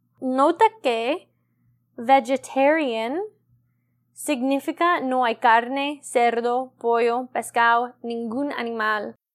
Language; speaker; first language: Spanish; non-native, learner; English